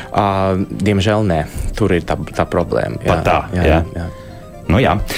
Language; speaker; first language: Latvian; non-native, local second language; Russian